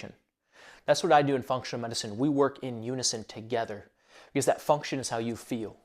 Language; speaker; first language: English; native; English